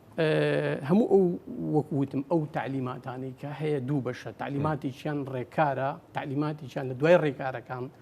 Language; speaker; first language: Central Kurdish; native; Central Kurdish